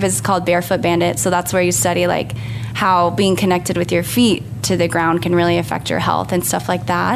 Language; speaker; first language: English; native; English